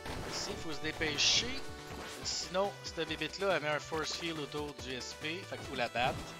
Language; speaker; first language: French; native; French